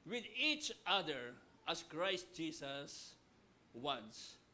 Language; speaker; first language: English; non-native, local second language; Filipino